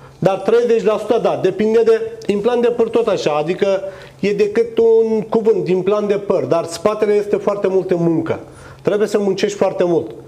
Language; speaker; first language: Romanian; non-native, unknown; Turkish